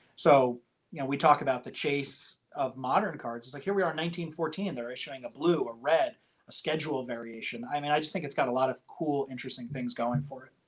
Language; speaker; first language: English; native; English